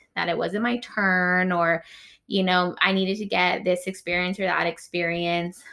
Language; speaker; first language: English; native; English